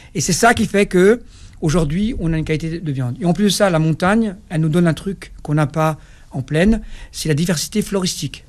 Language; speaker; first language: French; non-native, local second language; Kabyle